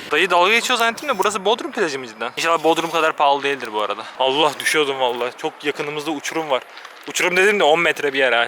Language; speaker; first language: Turkish; native; Turkish